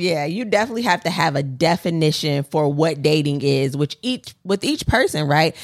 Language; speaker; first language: English; native; English